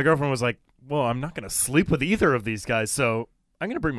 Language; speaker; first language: English; native; English